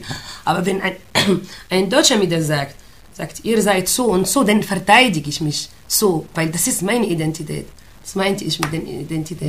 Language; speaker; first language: German; non-native, fluent; Arabic